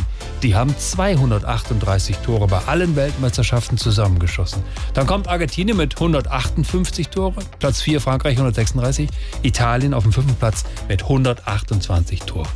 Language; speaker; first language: German; native; German